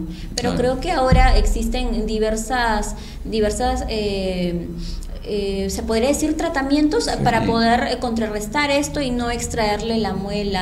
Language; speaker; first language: Spanish; native; Spanish